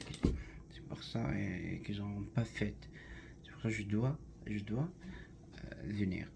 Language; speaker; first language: French; non-native, learner; Arabic